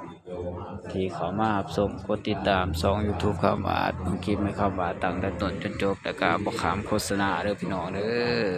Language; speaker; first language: Thai; non-native, local second language; Northeastern Thai